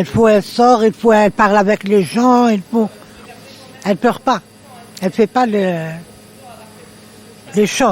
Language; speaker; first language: French; non-native, learner; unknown